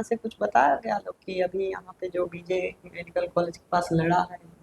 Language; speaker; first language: Hindi; native; Hindi